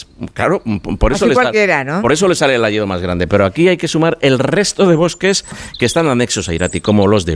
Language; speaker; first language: Spanish; native; Spanish